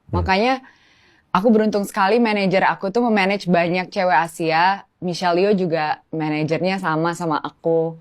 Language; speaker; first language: Indonesian; native; Indonesian